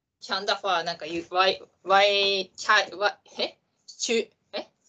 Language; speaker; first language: Chinese; non-native, learner; Japanese